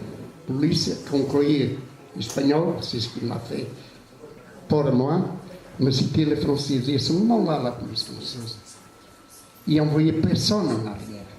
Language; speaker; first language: French; non-native, fluent; Portuguese